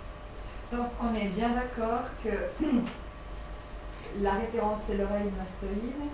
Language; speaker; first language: French; native; French